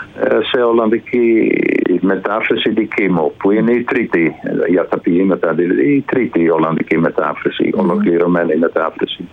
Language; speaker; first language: Greek; non-native, fluent; Dutch